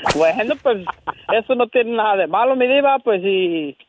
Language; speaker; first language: Spanish; native; Spanish